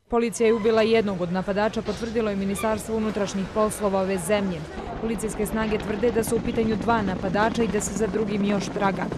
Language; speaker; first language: Croatian; native; Croatian